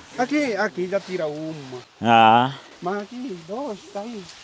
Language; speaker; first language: Portuguese; non-native, learner; Vietnamese